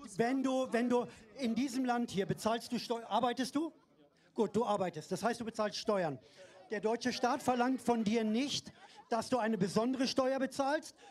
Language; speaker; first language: German; non-native, fluent; Persian